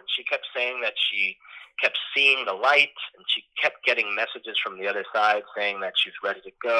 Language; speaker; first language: English; native; English